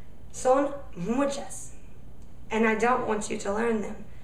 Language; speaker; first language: English; native; English